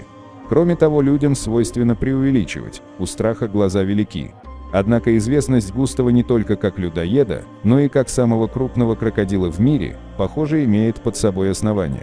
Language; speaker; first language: Russian; native; Russian